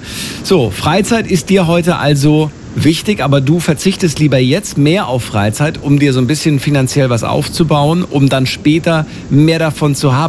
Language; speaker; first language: German; native; German